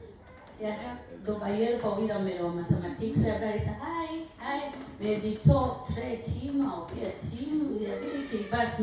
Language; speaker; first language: Danish; non-native, learner; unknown